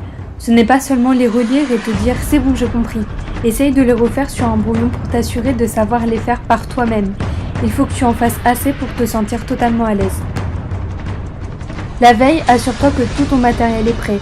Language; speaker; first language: French; native; French